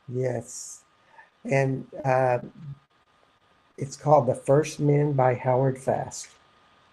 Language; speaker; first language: English; native; English